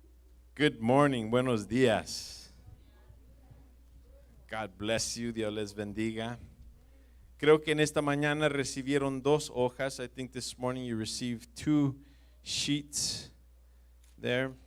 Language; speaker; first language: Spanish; non-native, fluent; English